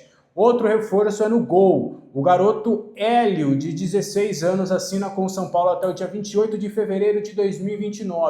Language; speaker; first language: Portuguese; native; Portuguese